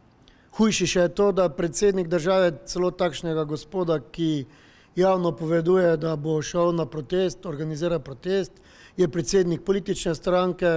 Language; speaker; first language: Slovenian; native; Slovenian